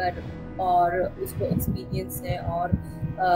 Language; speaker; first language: English; non-native, local second language; Bangla